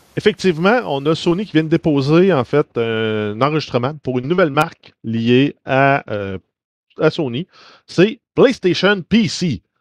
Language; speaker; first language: French; native; French